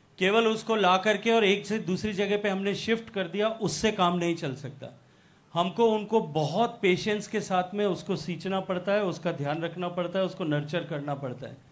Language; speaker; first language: Hindi; native; Hindi